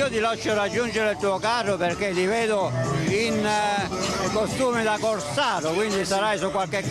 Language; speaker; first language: Italian; native; Italian